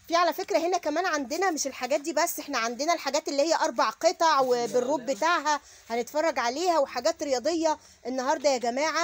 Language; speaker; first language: Arabic; native; Arabic